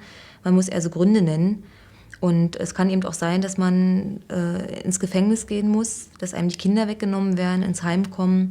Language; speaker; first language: German; native; German